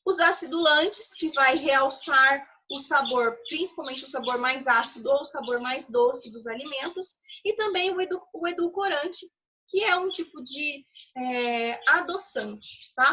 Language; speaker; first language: Portuguese; native; Portuguese